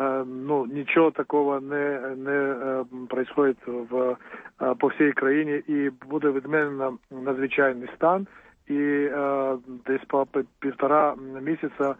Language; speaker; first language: Ukrainian; non-native, fluent; Georgian